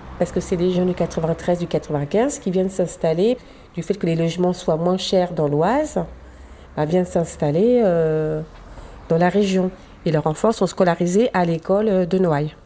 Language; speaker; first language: French; native; French